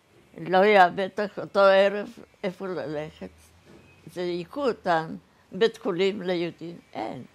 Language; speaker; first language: Hebrew; early bilingual, other home language; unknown